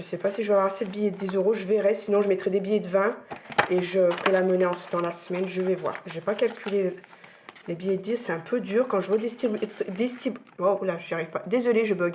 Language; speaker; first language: French; native; French